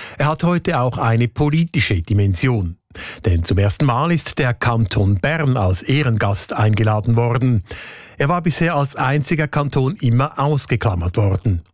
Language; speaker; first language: German; native; German